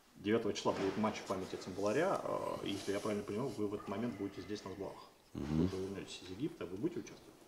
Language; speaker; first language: Russian; native; Russian